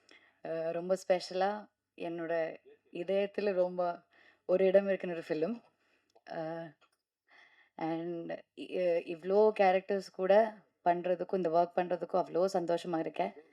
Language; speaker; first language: Tamil; non-native, learner; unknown